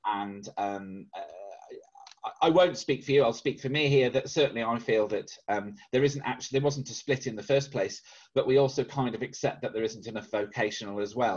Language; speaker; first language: English; native; English